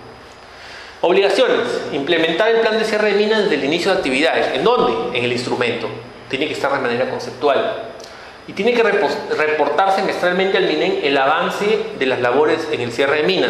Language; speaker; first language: Spanish; native; Spanish